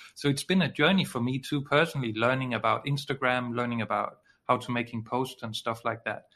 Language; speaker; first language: English; non-native, fluent; Danish